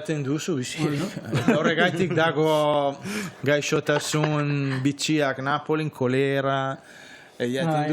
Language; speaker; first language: Basque; non-native, fluent; Italian